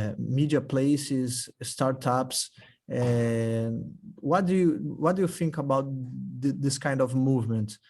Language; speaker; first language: English; non-native, fluent; Portuguese